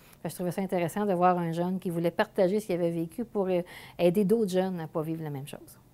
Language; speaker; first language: French; native; French